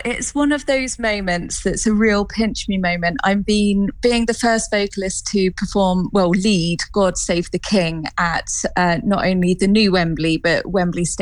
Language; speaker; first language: English; native; English